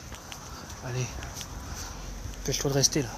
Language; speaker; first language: French; native; French